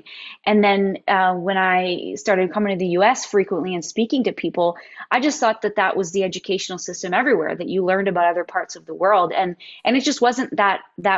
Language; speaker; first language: English; native; English